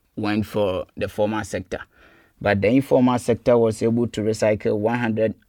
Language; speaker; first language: English; non-native, local second language; Akan